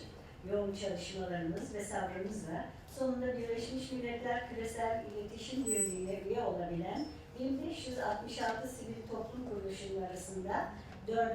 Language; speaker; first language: Turkish; native; Turkish